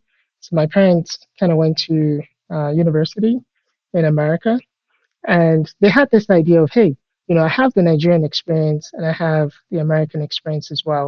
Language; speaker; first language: English; non-native, local second language; Yoruba